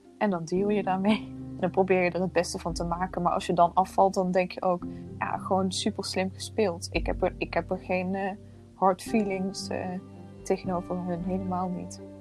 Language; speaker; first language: Dutch; native; Dutch